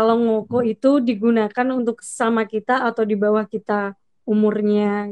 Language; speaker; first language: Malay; non-native, local second language; Javanese